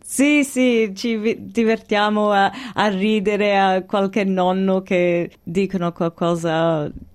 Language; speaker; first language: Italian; early bilingual, heritage; English